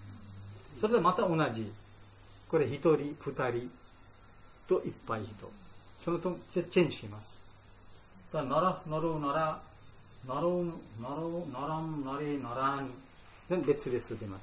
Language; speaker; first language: Japanese; non-native, learner; Bangla